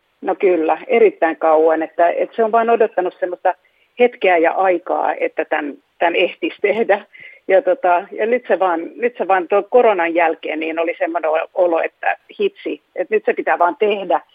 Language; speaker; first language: Finnish; non-native, local second language; Swedish